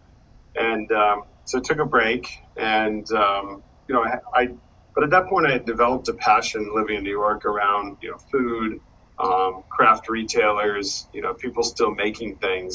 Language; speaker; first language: English; native; English